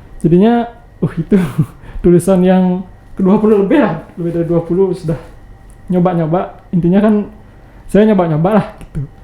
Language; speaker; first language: Indonesian; non-native, local second language; Balinese